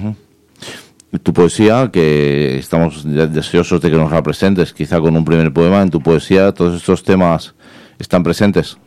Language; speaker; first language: Spanish; native; Spanish